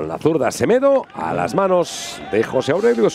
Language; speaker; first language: Spanish; native; Spanish